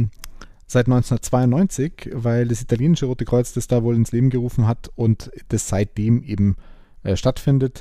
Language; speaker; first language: German; native; German